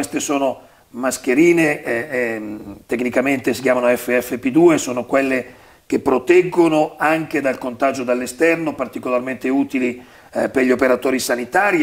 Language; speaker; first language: Italian; native; Italian